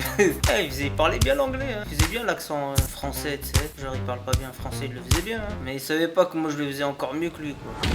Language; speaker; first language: French; native; French